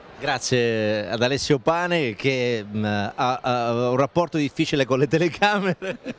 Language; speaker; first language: Italian; native; Italian